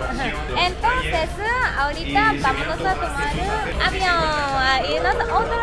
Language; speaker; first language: Spanish; non-native, learner; Japanese